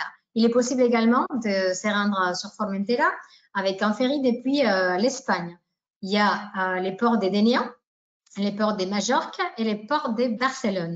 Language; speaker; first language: French; native; French